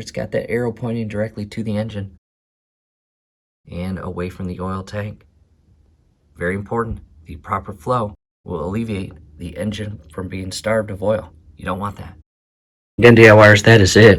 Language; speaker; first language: English; native; English